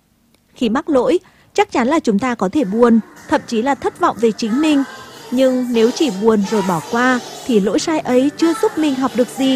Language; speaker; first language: Vietnamese; native; Vietnamese